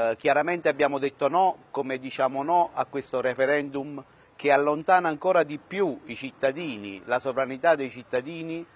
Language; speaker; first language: Italian; native; Italian